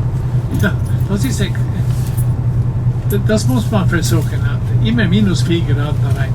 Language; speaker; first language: German; non-native, learner; Norwegian